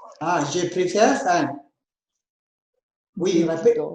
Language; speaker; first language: French; non-native, fluent; Amharic